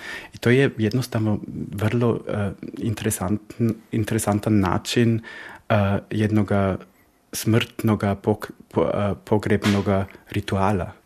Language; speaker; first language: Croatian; early bilingual, heritage; Croatian